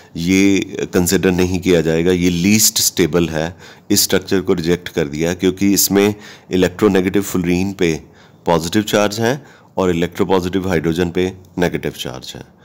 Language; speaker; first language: Hindi; native; Hindi